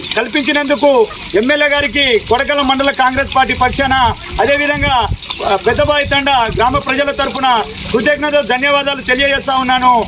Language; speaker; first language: Telugu; native; Telugu